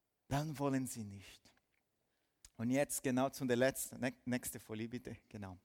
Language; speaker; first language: German; non-native, fluent; Portuguese